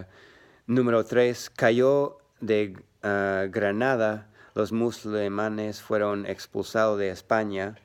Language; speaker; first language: Spanish; non-native, learner; English